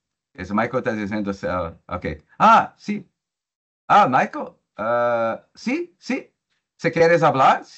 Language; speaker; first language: Spanish; non-native, learner; Portuguese